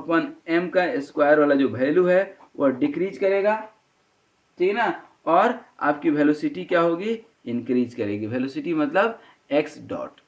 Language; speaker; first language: Hindi; native; Hindi